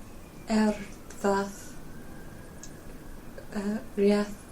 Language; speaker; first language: Icelandic; non-native, learner; English